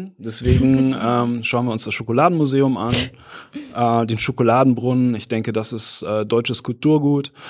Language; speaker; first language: German; native; German